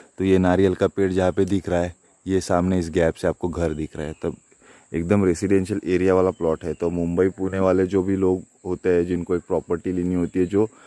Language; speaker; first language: Hindi; non-native, local second language; Marathi